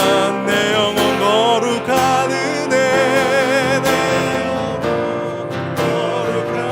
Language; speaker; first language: Korean; native; Korean